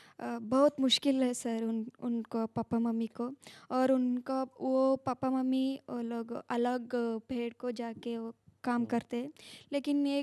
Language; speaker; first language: Hindi; non-native, local second language; Kannada